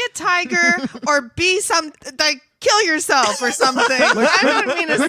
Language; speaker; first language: English; native; English